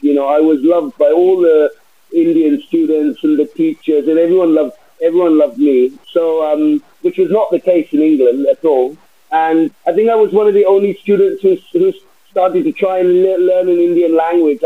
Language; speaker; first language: English; native; English